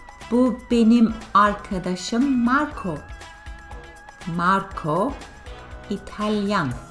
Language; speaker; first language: Turkish; non-native, fluent; English